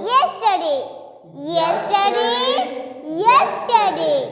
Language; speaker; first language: English; non-native, fluent; Pashto